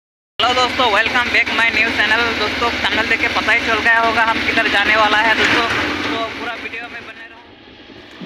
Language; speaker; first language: Hindi; non-native, local second language; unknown